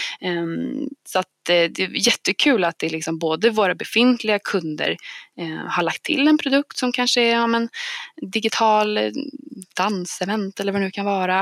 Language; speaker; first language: Swedish; native; Swedish